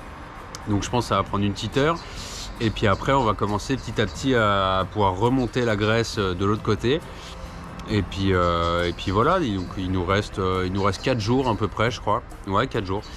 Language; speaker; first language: French; native; French